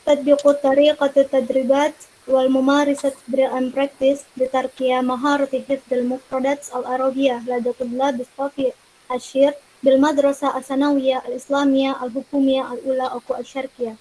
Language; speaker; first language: Arabic; non-native, learner; Indonesian